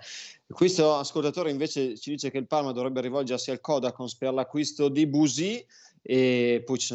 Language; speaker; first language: Italian; native; Italian